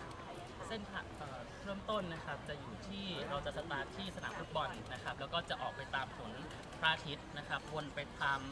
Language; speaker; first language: Thai; native; Thai